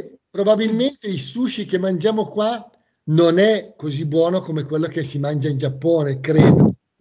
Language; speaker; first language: Italian; native; Italian